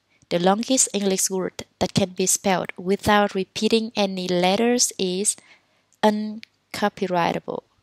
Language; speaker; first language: English; non-native, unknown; Vietnamese